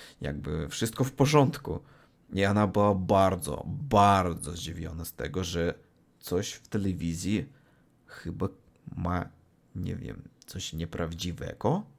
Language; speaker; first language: Polish; non-native, learner; Russian